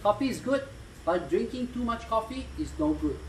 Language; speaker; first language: English; non-native, local second language; Malay